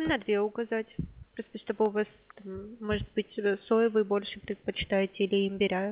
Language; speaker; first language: Russian; native; Russian